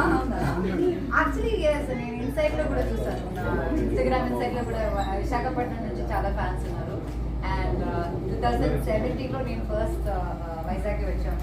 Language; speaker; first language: Telugu; non-native, fluent; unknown